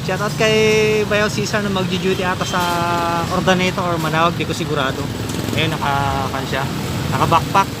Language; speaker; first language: Filipino; non-native, local second language; Iloko